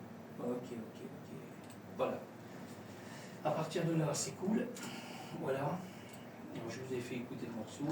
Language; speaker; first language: French; native; French